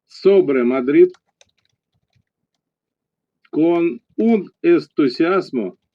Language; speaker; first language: Spanish; non-native, learner; Russian